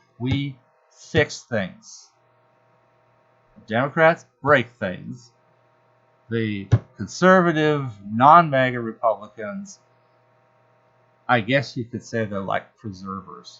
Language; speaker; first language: English; native; English